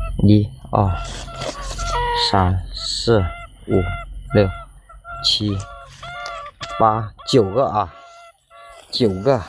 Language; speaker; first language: Chinese; native; Chinese